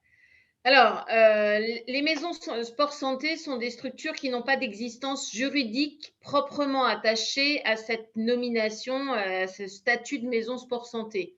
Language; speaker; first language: French; native; French